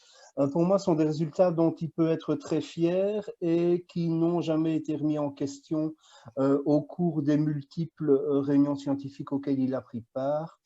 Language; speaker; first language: French; native; French